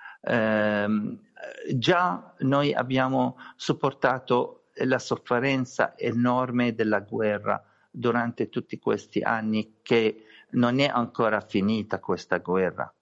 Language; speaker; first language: Italian; non-native, learner; Arabic